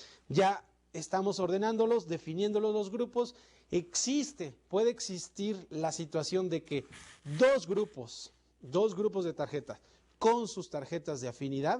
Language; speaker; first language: Spanish; native; Spanish